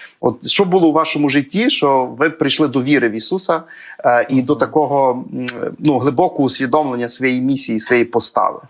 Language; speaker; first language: Ukrainian; native; Ukrainian